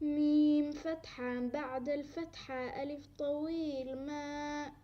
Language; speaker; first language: Arabic; non-native, learner; Somali